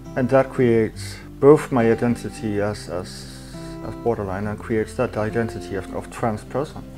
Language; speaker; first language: English; non-native, fluent; Danish